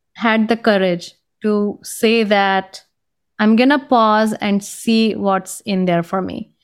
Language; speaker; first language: English; non-native, local second language; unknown